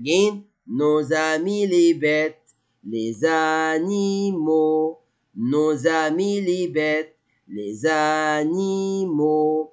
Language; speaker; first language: French; non-native, fluent; Arabic